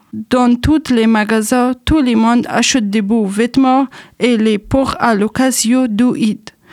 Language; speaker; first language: French; non-native, learner; Persian